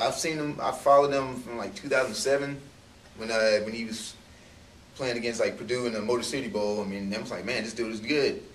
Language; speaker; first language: English; native; English